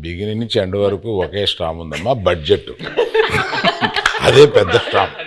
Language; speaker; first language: Telugu; native; Telugu